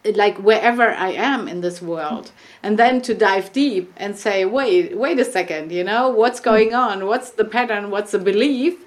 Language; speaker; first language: English; non-native, fluent; German